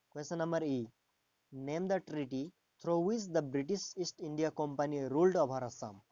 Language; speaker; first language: English; non-native, local second language; Assamese